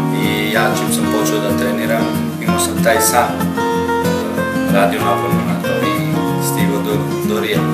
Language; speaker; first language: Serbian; early bilingual, heritage; Serbian